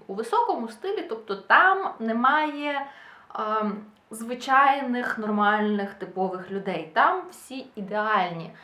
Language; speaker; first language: Ukrainian; non-native, local second language; Russian